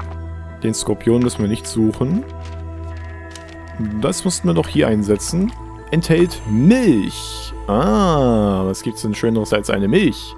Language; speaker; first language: German; native; German